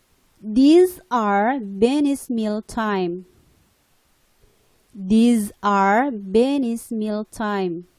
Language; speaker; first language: English; non-native, learner; Indonesian